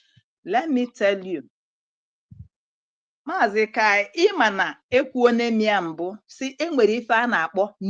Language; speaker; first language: Igbo; native; Igbo